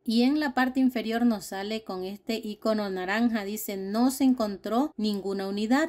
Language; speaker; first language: Spanish; native; Spanish